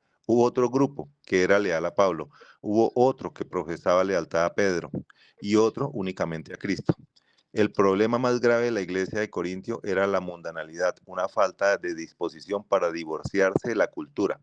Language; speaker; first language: Spanish; native; Spanish